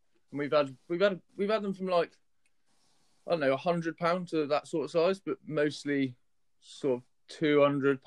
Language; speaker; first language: English; native; English